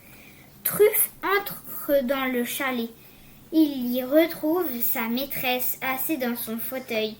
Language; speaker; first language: French; native; French